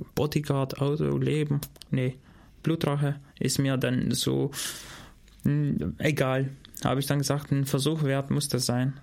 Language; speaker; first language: German; non-native, fluent; Albanian